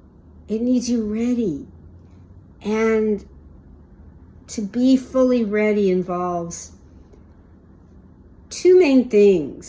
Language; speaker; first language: English; native; English